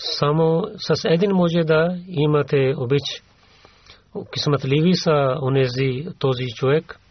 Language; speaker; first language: Bulgarian; non-native, learner; Urdu